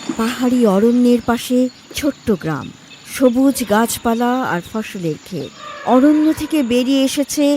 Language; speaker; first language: Bangla; native; Bangla